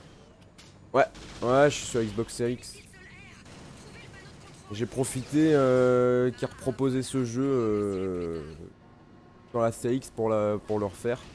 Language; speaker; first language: French; native; French